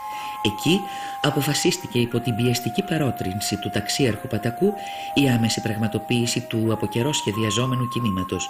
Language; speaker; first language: Greek; native; Greek